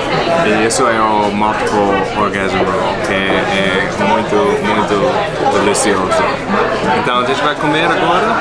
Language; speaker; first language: Portuguese; non-native, fluent; English